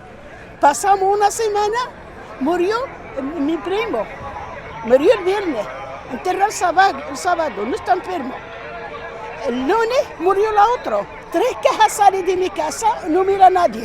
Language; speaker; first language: Spanish; non-native, learner; Arabic